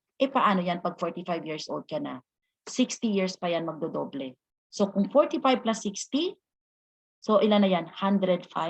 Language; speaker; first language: Filipino; non-native, local second language; Hiligaynon